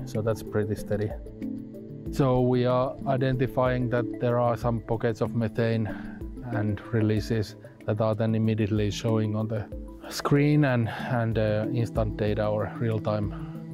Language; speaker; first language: English; non-native, fluent; Finnish